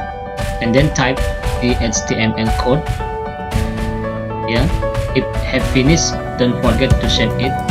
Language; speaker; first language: English; non-native, learner; Indonesian